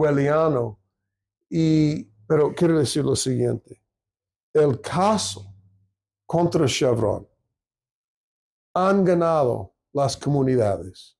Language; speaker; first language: Spanish; non-native, fluent; English